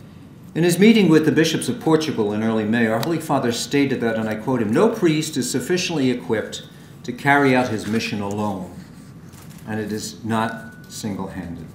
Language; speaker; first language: English; native; English